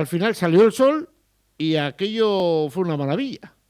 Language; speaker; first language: Spanish; native; Spanish